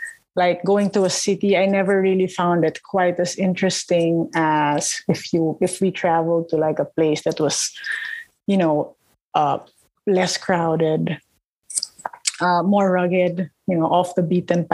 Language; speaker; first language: English; non-native, local second language; Filipino